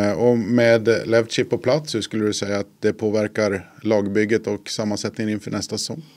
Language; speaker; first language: Swedish; native; Swedish